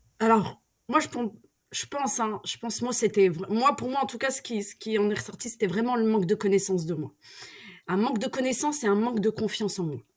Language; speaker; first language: French; early bilingual, other home language; Arabic